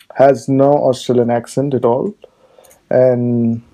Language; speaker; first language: English; non-native, local second language; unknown